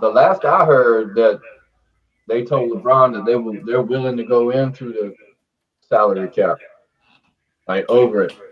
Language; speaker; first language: English; native; English